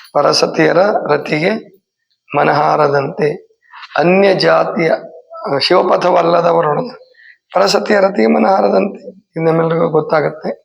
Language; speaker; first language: Kannada; native; Kannada